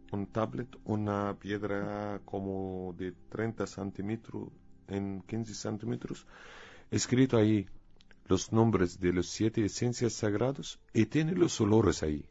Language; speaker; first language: Spanish; non-native, learner; Arabic